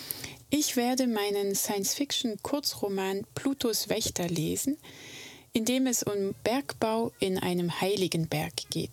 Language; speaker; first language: German; native; German